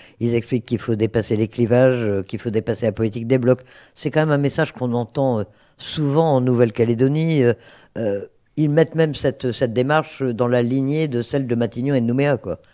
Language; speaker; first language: French; native; French